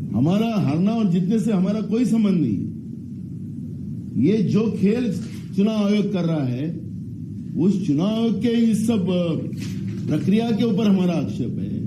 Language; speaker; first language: Hindi; non-native, local second language; Marathi